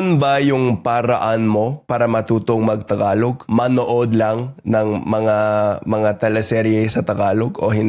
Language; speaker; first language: Filipino; non-native, fluent; English